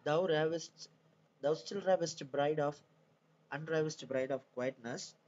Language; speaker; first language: English; non-native, local second language; Tamil